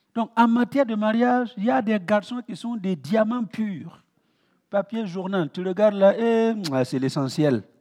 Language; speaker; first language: French; non-native, local second language; Mossi